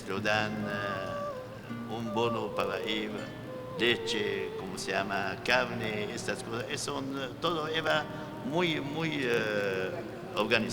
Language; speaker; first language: Spanish; non-native, fluent; Arabic